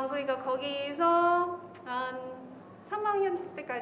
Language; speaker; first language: Korean; non-native, fluent; Filipino